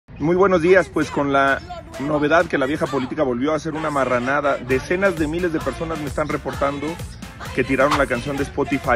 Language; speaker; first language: Spanish; native; Spanish